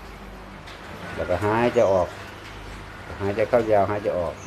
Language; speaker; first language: Thai; non-native, local second language; Northeastern Thai